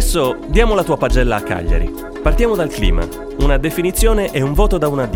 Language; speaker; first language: Italian; native; Italian